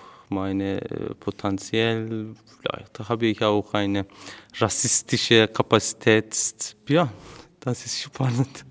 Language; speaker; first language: German; non-native, learner; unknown